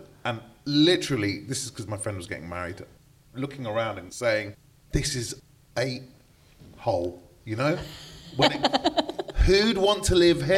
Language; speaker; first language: English; native; English